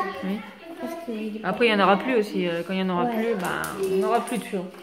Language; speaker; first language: French; native; French